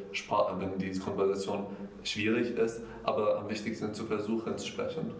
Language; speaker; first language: German; non-native, fluent; Arabic